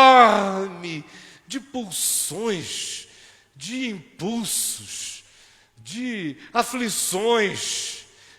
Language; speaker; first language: Portuguese; native; Portuguese